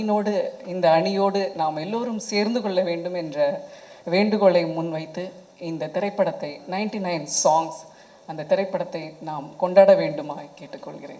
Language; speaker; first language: Tamil; native; Tamil